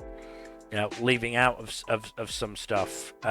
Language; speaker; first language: English; native; English